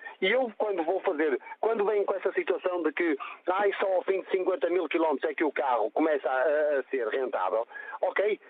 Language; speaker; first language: Portuguese; native; Portuguese